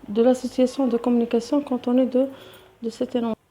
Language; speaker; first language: French; non-native, local second language; Arabic